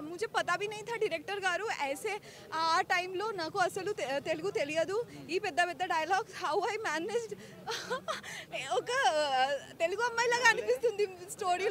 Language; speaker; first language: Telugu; non-native, learner; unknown